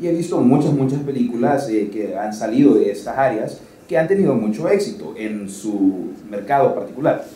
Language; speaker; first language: Spanish; native; Spanish